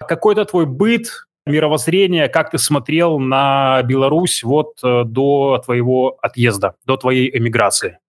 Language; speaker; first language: Russian; native; Russian